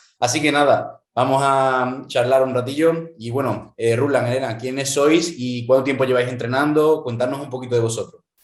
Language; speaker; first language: Spanish; native; Spanish